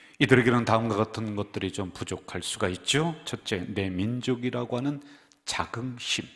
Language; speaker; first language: Korean; native; Korean